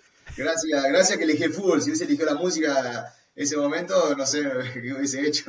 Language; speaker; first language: Spanish; native; Spanish